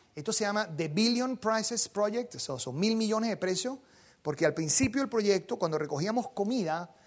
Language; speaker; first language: Spanish; native; Spanish